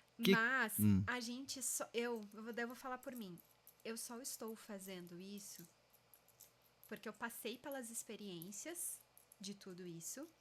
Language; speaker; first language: Portuguese; native; Portuguese